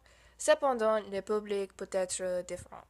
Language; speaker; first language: French; non-native, learner; English